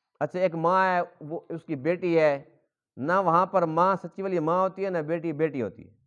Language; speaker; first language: Urdu; non-native, local second language; Saraiki